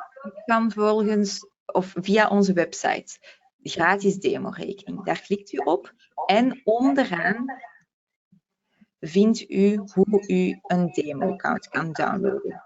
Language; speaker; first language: Dutch; native; Dutch